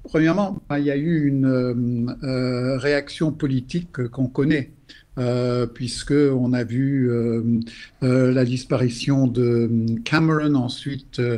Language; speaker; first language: French; non-native, fluent; English